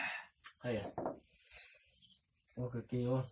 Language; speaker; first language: Vietnamese; non-native, local second language; Hmong